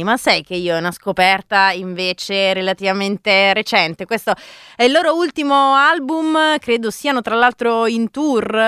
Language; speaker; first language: Italian; native; Italian